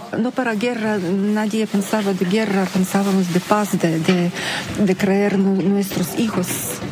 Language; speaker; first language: Spanish; non-native, learner; Ukrainian